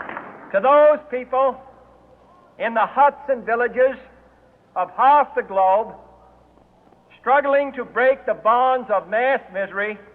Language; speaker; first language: English; native; English